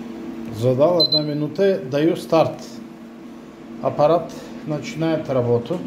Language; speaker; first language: Russian; non-native, learner; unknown